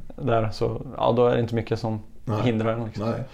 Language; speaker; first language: Swedish; native; Swedish